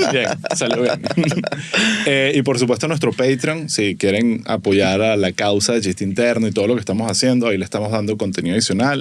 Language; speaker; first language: Spanish; native; Spanish